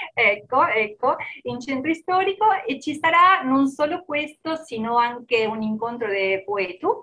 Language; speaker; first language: Italian; non-native, fluent; Spanish